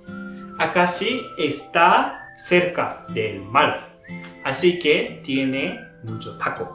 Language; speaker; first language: Spanish; non-native, learner; Japanese